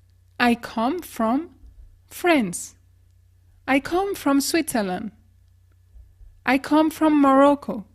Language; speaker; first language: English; non-native, fluent; French